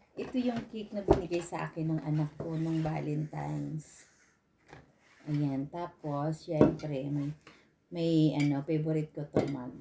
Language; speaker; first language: Filipino; native; Filipino